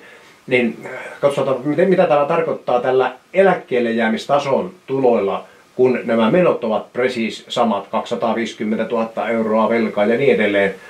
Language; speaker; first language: Finnish; native; Finnish